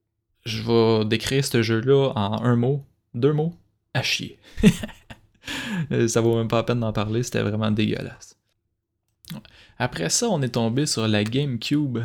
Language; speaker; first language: French; native; French